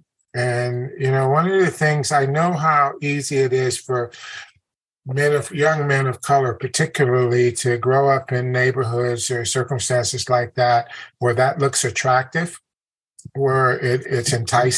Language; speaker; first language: English; native; English